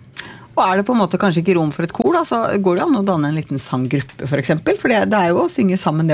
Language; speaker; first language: Norwegian; native; Norwegian